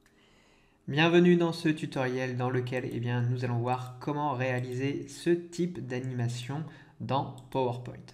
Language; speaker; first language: French; native; French